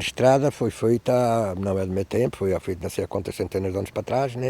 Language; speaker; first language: Portuguese; native; Portuguese